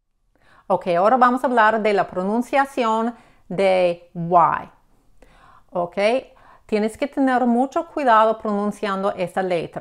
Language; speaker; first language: Spanish; non-native, fluent; English